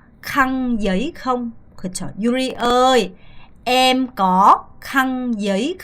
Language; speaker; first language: Vietnamese; non-native, fluent; Korean